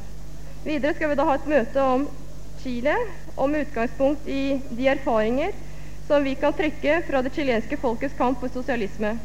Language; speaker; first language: Norwegian; native; Norwegian